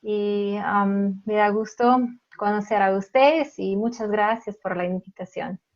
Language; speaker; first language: Spanish; non-native, fluent; German